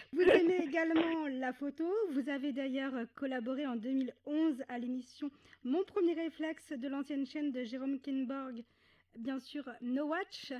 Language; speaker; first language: French; native; French